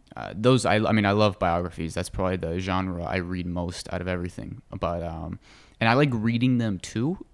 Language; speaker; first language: English; native; English